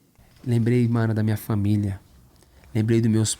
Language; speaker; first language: Portuguese; native; Portuguese